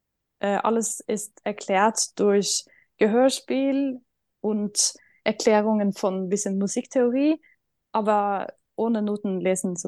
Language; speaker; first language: German; non-native, fluent; Norwegian